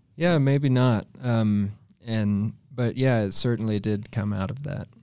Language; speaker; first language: English; native; English